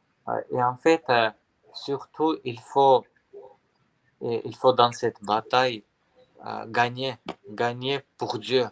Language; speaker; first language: French; non-native, learner; Armenian